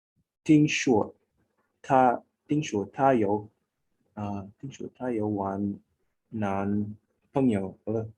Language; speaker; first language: Chinese; non-native, learner; English